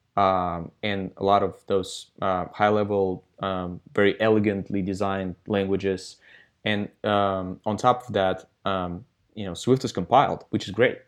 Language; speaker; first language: English; non-native, fluent; Russian